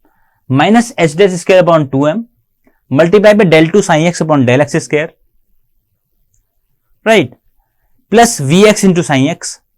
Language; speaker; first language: English; non-native, local second language; Hindi